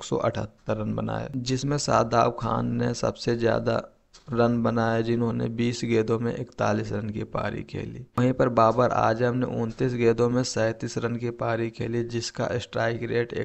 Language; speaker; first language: Hindi; native; Hindi